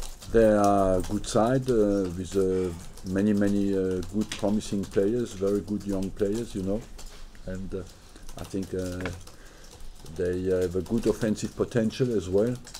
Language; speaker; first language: English; non-native, fluent; French